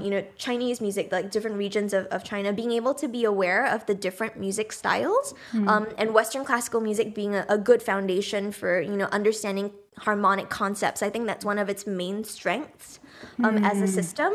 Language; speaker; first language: English; native; English